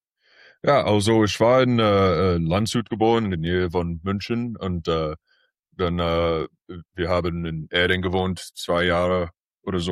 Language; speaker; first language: German; early bilingual, heritage; English